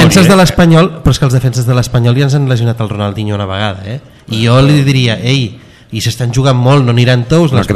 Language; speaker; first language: Catalan; native; Catalan